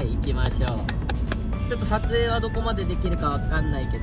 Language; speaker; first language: Japanese; native; Japanese